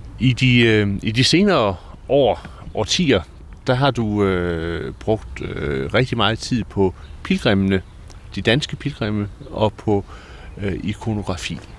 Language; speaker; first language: Danish; native; Danish